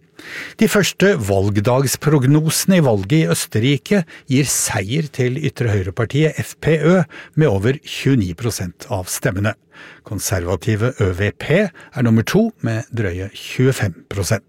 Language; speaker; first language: Norwegian; native; Norwegian